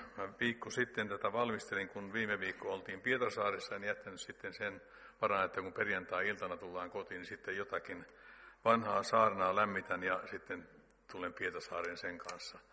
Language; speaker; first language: Finnish; native; Finnish